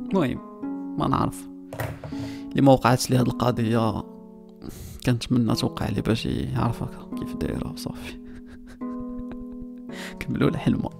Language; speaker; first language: Arabic; native; Arabic